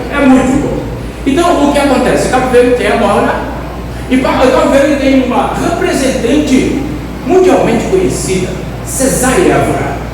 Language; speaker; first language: Portuguese; native; Portuguese